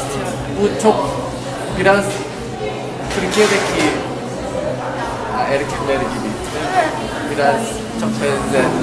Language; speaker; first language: Turkish; non-native, learner; Korean